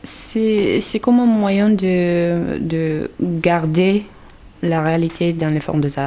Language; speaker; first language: French; non-native, fluent; Romanian